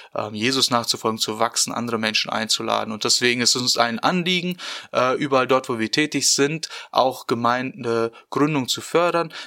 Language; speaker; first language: German; native; German